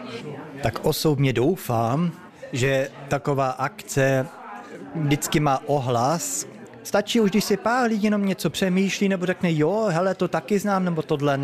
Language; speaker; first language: Czech; early bilingual, heritage; Czech